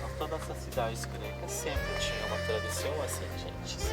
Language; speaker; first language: Portuguese; non-native, fluent; Turkish